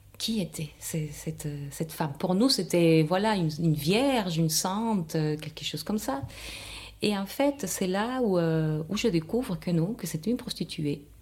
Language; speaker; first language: French; non-native, fluent; Spanish